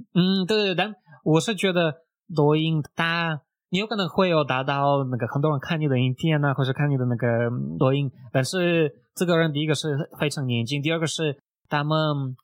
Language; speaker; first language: Chinese; non-native, fluent; Russian